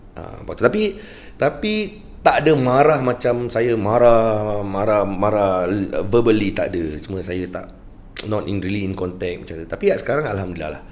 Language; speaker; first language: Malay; native; Malay